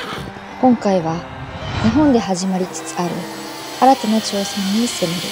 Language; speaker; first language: Japanese; native; Japanese